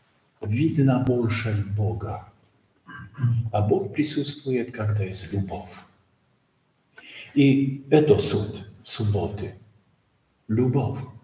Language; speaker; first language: Russian; non-native, learner; Polish